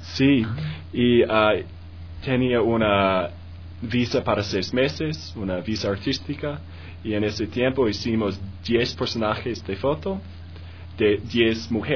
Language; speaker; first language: Spanish; non-native, learner; English